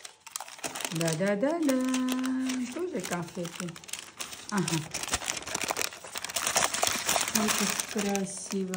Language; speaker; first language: Russian; non-native, local second language; Armenian